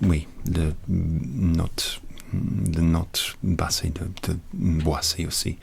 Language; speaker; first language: French; non-native, learner; English